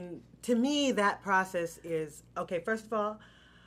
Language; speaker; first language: English; native; English